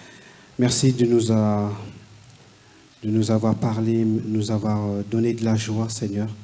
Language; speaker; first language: French; native; French